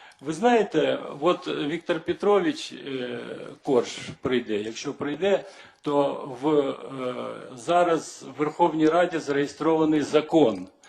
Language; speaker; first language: Ukrainian; native; Ukrainian